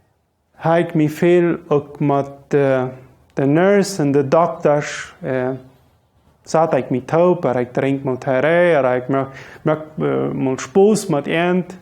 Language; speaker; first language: German; non-native, local second language; Low German